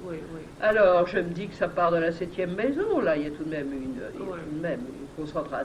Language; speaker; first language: French; native; French